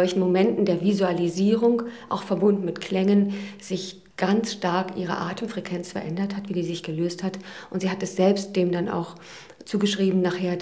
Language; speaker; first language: German; native; German